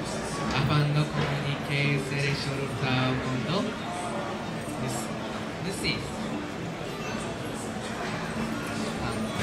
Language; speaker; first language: French; non-native, learner; Japanese